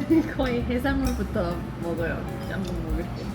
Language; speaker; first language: Korean; non-native, fluent; Swedish